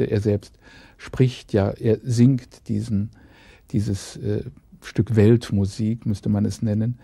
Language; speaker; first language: German; native; German